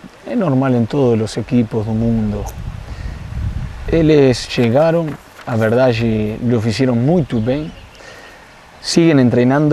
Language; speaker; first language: Portuguese; non-native, fluent; Spanish